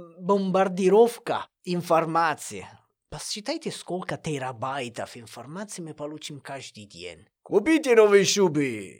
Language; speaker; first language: Russian; non-native, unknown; Italian